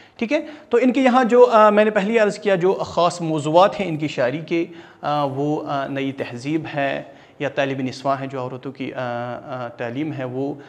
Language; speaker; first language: Urdu; non-native, local second language; Kashmiri